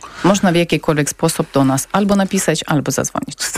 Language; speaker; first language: Polish; non-native, learner; Ukrainian